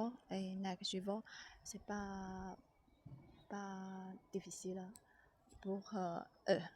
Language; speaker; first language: French; non-native, learner; Chinese